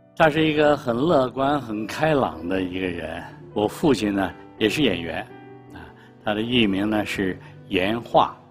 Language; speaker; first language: Chinese; native; Chinese